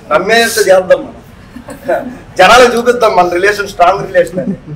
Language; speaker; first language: Telugu; native; Telugu